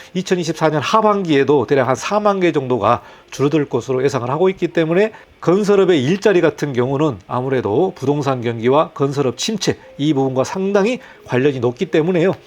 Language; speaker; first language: Korean; native; Korean